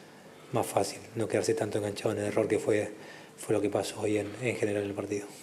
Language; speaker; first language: Spanish; native; Spanish